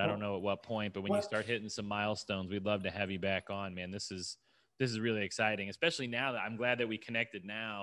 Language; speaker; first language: English; native; English